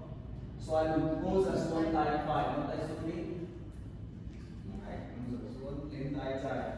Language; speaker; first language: Vietnamese; non-native, learner; Hindi